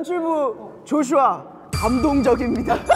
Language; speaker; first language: Korean; native; Korean